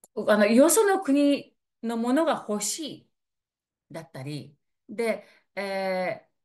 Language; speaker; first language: Japanese; native; Japanese